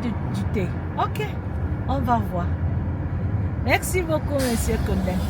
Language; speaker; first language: French; non-native, fluent; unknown